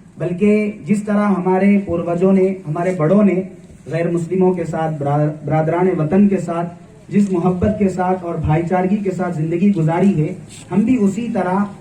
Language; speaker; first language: Hindi; native; Hindi